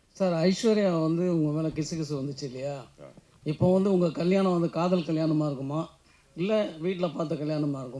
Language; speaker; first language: Tamil; native; Tamil